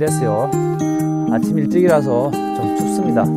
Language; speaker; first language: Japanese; non-native, learner; Korean